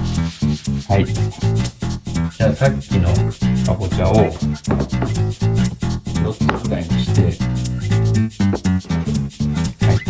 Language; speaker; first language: Japanese; native; Japanese